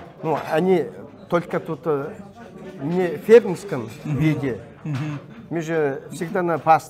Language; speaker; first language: Russian; non-native, learner; Mongolian